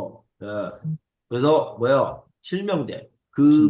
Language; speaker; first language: Korean; native; Korean